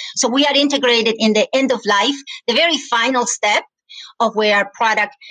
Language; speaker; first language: English; non-native, fluent; Spanish